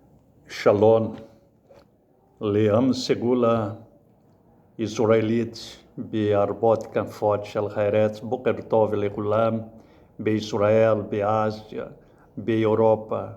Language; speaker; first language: Hebrew; non-native, learner; Portuguese